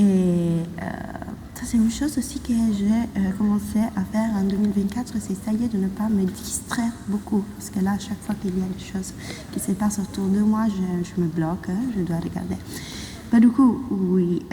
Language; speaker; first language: French; non-native, fluent; Italian